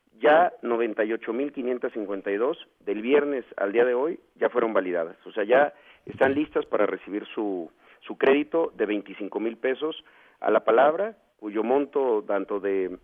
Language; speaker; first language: Spanish; native; Spanish